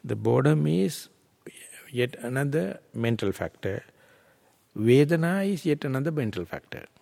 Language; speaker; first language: English; non-native, local second language; Sinhala